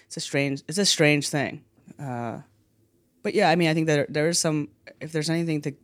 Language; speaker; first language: English; native; English